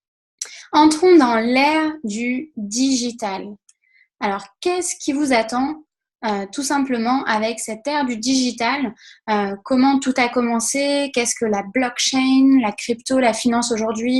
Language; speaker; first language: French; native; French